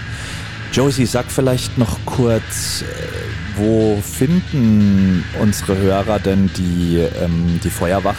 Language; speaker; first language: German; native; German